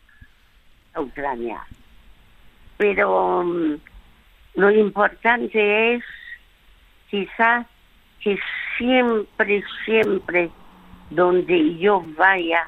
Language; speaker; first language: Spanish; early bilingual, other home language; French